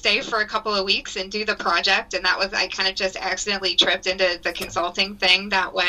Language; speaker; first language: English; native; English